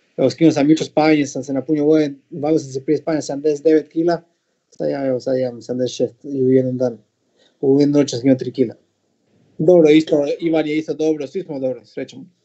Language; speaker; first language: Bosnian; non-native, fluent; Spanish